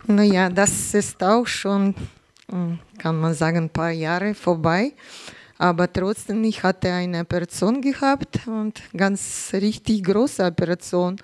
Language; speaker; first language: German; non-native, learner; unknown